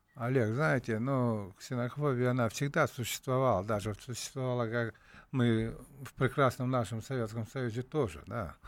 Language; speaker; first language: Russian; non-native, local second language; Uzbek